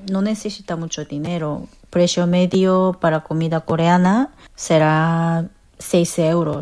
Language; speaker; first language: Spanish; non-native, learner; Korean